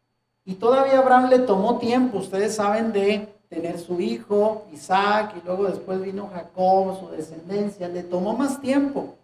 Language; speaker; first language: Spanish; native; Spanish